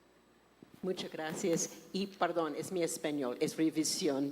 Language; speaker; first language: Spanish; non-native, fluent; English